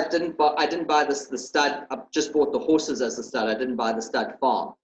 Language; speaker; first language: English; native; English